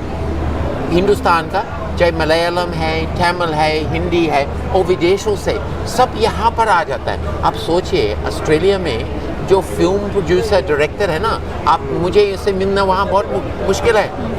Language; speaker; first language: Hindi; non-native, learner; English